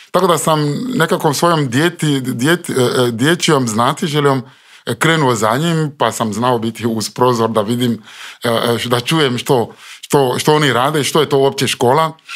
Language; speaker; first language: Croatian; non-native, fluent; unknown